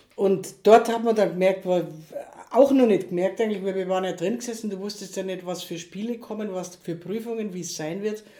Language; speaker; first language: German; native; German